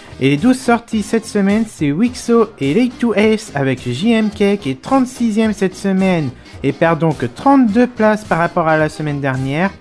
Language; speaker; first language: French; native; French